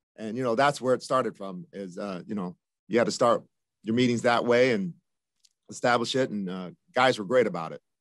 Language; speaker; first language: English; native; English